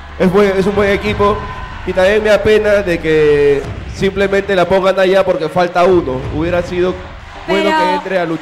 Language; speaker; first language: Spanish; native; Spanish